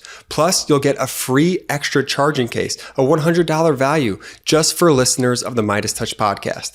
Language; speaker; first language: English; native; English